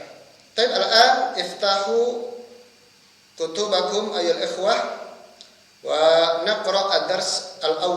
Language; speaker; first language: Arabic; non-native, fluent; Indonesian